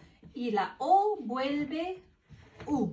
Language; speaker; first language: Spanish; non-native, fluent; Arabic